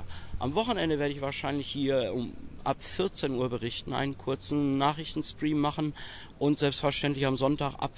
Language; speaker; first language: German; native; German